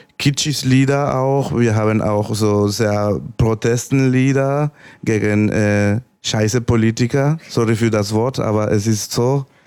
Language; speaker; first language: German; non-native, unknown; Spanish